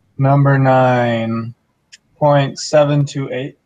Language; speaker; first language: English; native; English